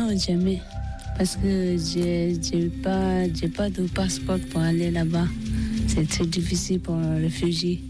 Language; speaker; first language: French; non-native, learner; Tibetan